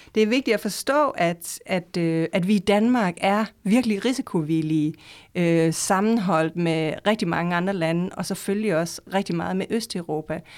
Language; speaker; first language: Danish; native; Danish